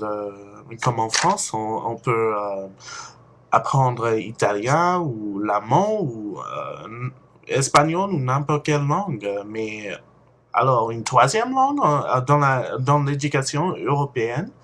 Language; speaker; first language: French; non-native, fluent; English